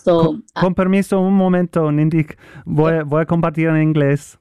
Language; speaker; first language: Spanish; non-native, fluent; English